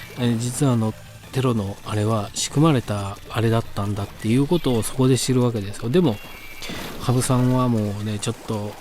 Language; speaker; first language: Japanese; native; Japanese